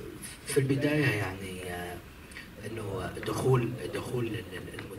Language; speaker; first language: Arabic; native; Arabic